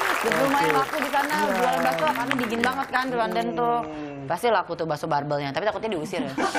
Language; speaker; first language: Indonesian; native; Indonesian